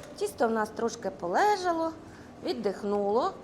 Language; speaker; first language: Ukrainian; native; Ukrainian